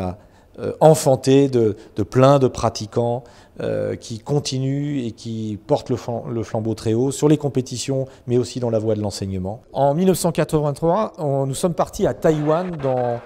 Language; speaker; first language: French; native; French